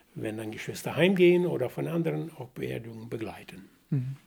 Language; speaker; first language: German; non-native, fluent; Russian